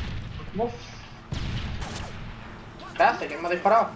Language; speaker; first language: Spanish; native; Spanish